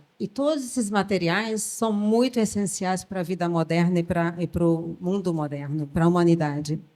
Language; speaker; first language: Portuguese; early bilingual, other home language; French